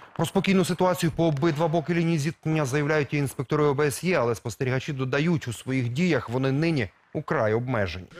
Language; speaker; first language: Ukrainian; native; Ukrainian